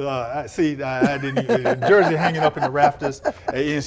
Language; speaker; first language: English; native; English